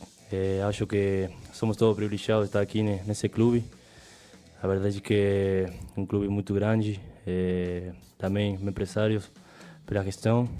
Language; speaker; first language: Portuguese; non-native, fluent; Spanish